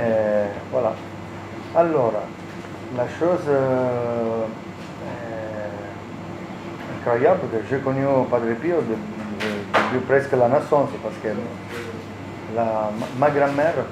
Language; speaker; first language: French; non-native, learner; Italian